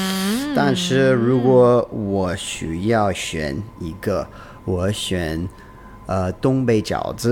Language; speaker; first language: Chinese; non-native, learner; English